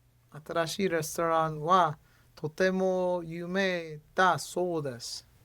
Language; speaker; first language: Japanese; non-native, learner; English